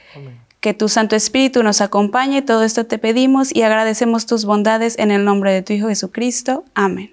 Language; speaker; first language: Spanish; native; Spanish